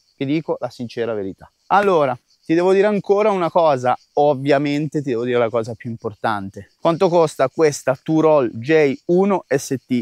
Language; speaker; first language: Italian; native; Italian